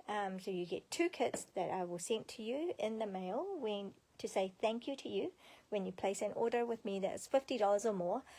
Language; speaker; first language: English; native; English